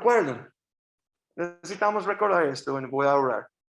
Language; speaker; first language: Spanish; non-native, learner; English